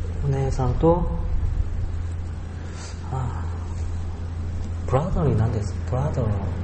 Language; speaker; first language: Japanese; non-native, learner; Korean